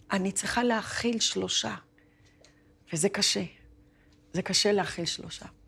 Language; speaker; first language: Hebrew; early bilingual, other home language; Arabic